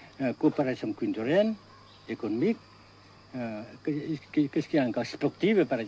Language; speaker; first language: French; non-native, local second language; Vietnamese